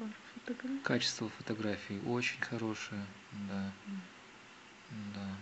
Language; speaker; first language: Russian; native; Russian